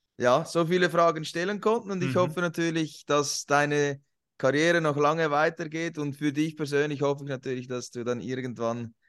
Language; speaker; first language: German; native; German